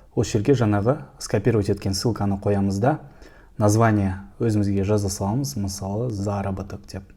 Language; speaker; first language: Russian; non-native, local second language; Kazakh